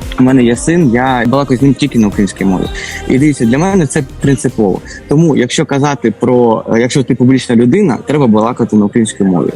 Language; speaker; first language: Ukrainian; non-native, local second language; Russian